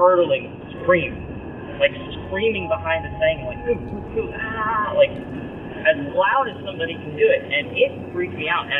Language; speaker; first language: English; native; English